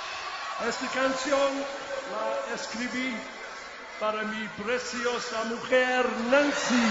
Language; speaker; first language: Spanish; non-native, learner; English